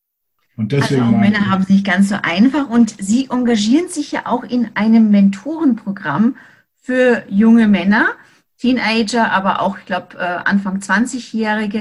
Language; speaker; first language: German; native; German